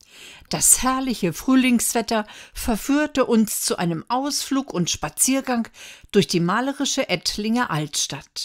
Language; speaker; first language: German; native; German